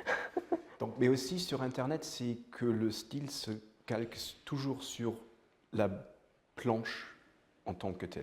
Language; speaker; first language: French; native; French